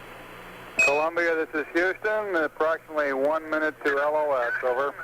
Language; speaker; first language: English; native; English